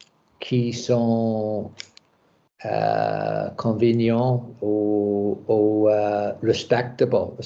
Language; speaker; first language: French; non-native, learner; English